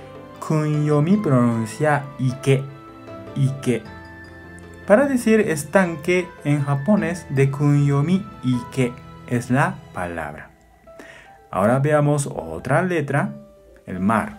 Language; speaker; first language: Spanish; non-native, fluent; Japanese